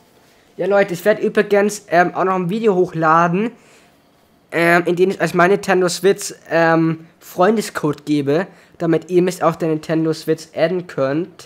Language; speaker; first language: German; native; German